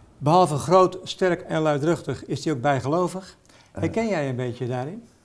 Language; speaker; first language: Dutch; native; Dutch